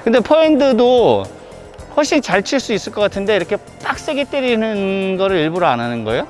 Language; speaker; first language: Korean; native; Korean